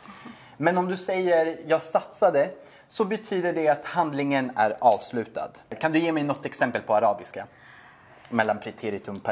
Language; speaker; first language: Swedish; native; Swedish